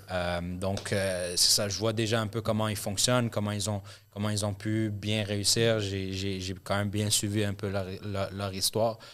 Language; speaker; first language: French; early bilingual, other home language; Arabic